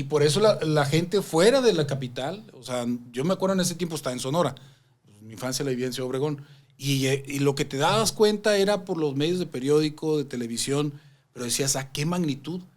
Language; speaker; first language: Spanish; native; Spanish